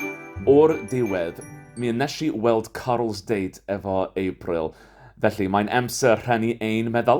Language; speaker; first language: Welsh; non-native, fluent; English